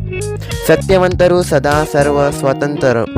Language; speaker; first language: Kannada; native; Kannada